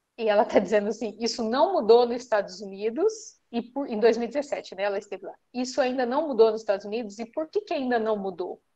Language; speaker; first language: Portuguese; native; Portuguese